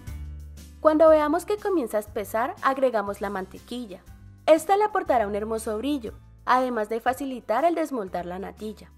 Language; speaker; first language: Spanish; native; Spanish